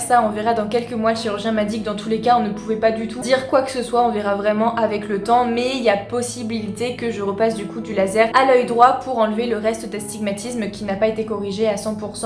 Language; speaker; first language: French; native; French